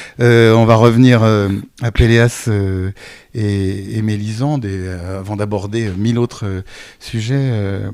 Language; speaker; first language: French; native; French